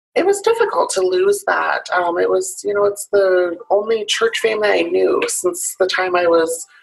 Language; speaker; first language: English; native; English